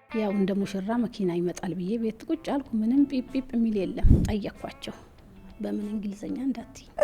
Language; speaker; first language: Amharic; native; Amharic